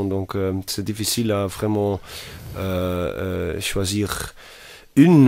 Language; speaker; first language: French; non-native, fluent; Dutch